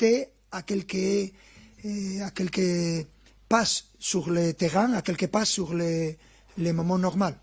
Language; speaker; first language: French; non-native, fluent; Spanish